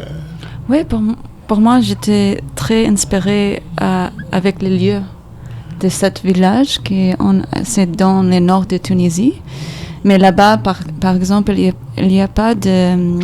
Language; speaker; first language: French; non-native, learner; English